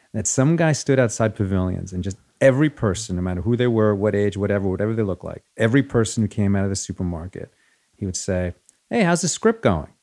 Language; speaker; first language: English; early bilingual, other home language; Spanish